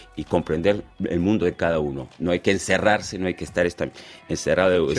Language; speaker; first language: Spanish; native; Spanish